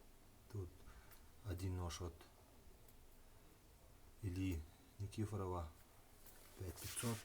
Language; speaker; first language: Russian; native; Russian